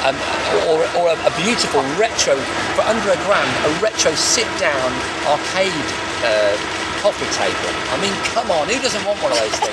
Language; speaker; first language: English; native; English